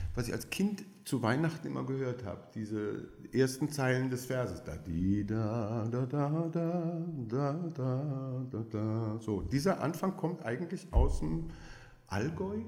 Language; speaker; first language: German; non-native, fluent; French